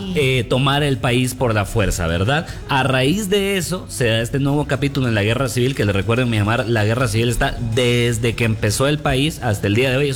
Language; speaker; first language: Spanish; native; Spanish